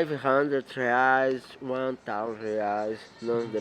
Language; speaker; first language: Portuguese; non-native, learner; English